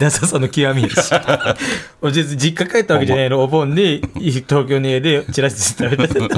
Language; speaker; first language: Japanese; native; Japanese